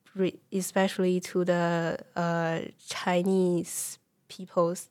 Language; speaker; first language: English; non-native, fluent; Chinese